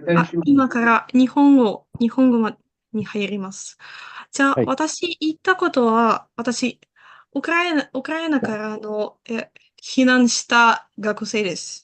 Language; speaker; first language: Japanese; non-native, learner; Ukrainian